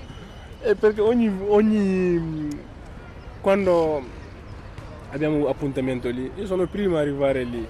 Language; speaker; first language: Italian; non-native, learner; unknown